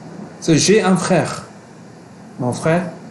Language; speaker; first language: French; non-native, fluent; Malay